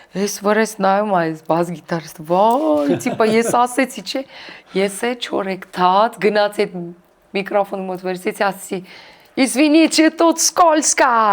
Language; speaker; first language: Armenian; early bilingual, heritage; Armenian